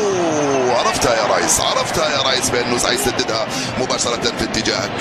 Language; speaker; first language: Arabic; native; Arabic